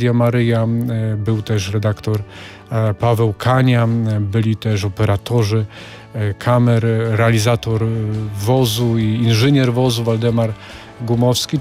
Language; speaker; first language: Polish; native; Polish